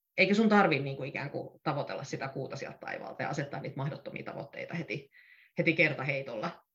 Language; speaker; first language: Finnish; native; Finnish